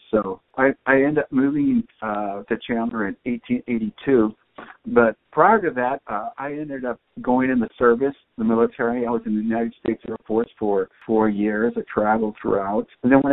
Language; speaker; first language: English; native; English